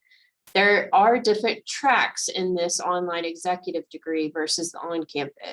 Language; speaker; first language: English; native; English